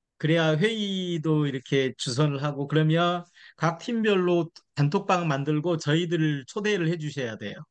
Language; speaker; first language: Korean; native; Korean